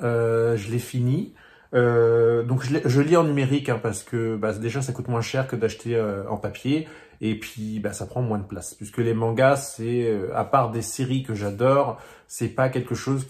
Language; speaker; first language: French; native; French